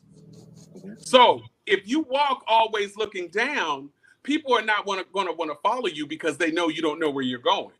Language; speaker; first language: English; native; English